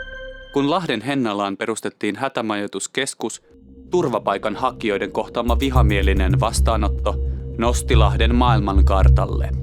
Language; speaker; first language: Finnish; native; Finnish